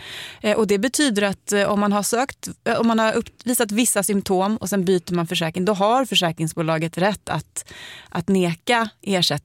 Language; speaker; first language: Swedish; native; Swedish